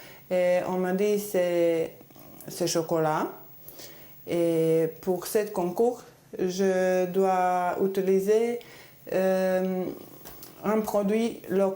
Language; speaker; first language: French; non-native, learner; Serbian